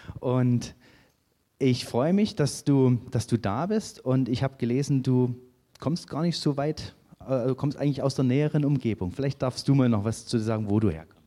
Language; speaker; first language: German; native; German